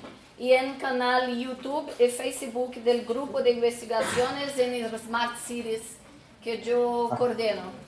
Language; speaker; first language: Spanish; non-native, learner; Portuguese